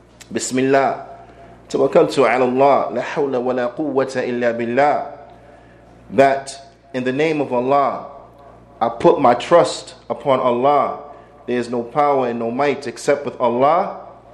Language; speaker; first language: English; native; English